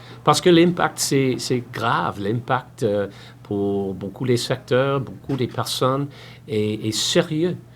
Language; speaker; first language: French; non-native, learner; English